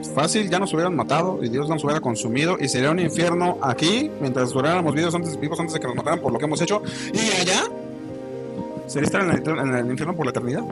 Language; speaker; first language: Spanish; native; Spanish